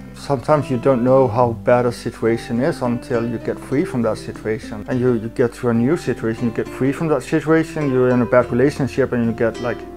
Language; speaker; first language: English; non-native, fluent; Danish